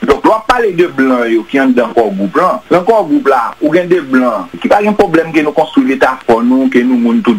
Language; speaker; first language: French; non-native, local second language; Haitian Creole